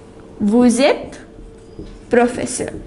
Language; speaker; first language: French; non-native, fluent; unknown